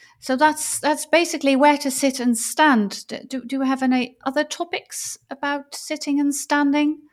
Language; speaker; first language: English; non-native, fluent; Dutch